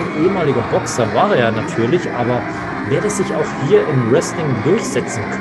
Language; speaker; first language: German; native; German